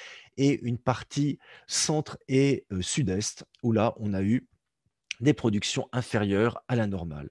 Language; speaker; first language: French; native; French